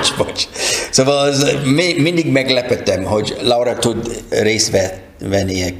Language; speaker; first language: Hungarian; non-native, learner; English